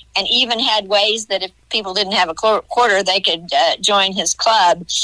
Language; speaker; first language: English; native; English